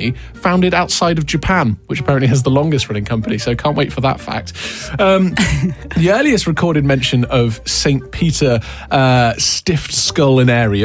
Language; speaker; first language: English; native; English